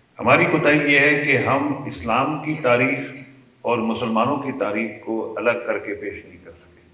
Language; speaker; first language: Urdu; non-native, local second language; Kashmiri